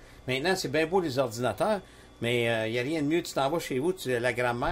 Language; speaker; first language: French; native; French